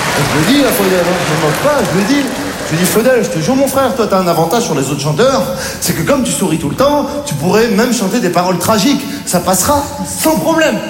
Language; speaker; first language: French; native; French